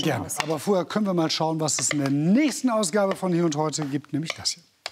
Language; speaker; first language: German; native; German